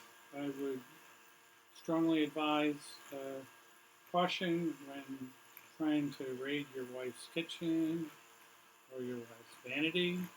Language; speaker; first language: English; native; English